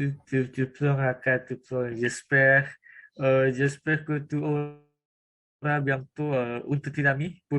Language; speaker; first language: French; non-native, learner; Indonesian